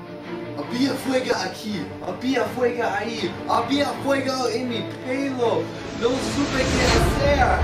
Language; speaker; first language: Spanish; non-native, learner; English